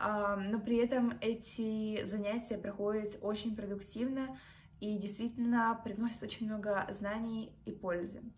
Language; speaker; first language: Russian; native; Russian